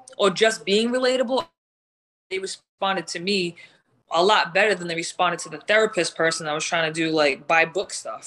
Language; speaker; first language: English; native; English